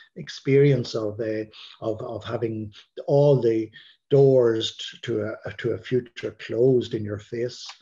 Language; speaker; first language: English; native; English